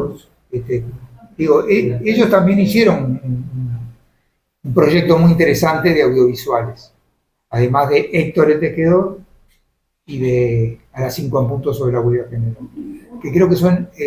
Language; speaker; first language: Spanish; native; Spanish